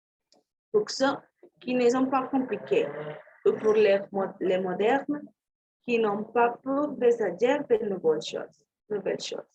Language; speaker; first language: French; non-native, learner; Spanish